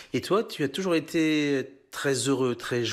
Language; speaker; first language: French; native; French